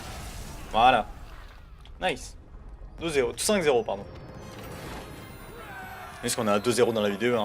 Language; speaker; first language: French; native; French